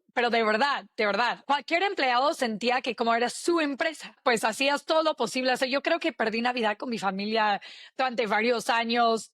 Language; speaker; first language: Spanish; non-native, fluent; English